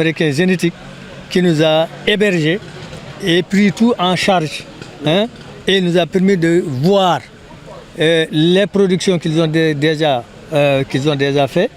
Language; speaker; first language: French; non-native, local second language; Fula